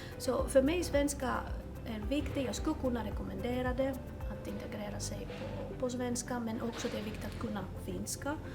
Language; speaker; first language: Swedish; non-native, fluent; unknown